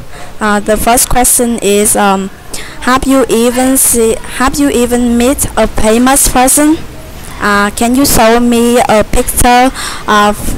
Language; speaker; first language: English; non-native, learner; Vietnamese